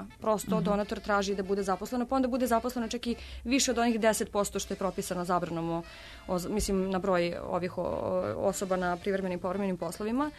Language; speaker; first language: Serbian; native; Serbian